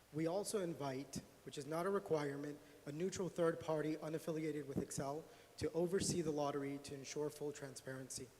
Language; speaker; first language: English; native; English